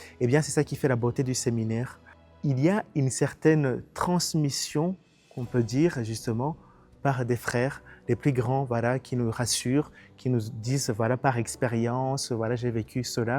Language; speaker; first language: French; non-native, local second language; Kinyarwanda